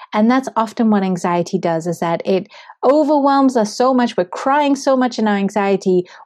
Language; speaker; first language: English; native; English